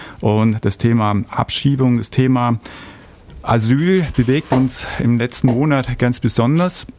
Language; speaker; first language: German; native; German